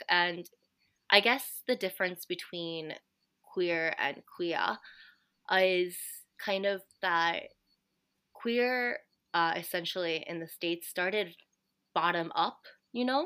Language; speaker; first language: English; native; English